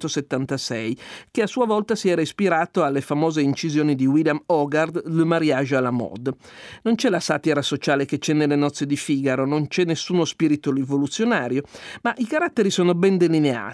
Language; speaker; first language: Italian; native; Italian